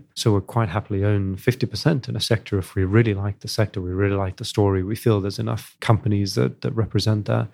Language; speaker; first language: English; native; English